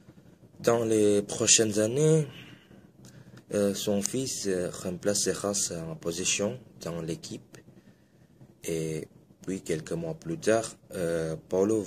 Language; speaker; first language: French; non-native, fluent; Indonesian